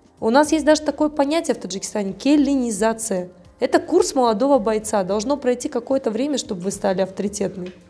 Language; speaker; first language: Russian; non-native, local second language; Tajik